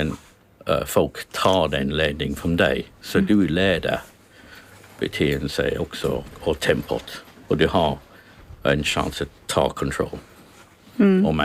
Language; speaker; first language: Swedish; non-native, learner; English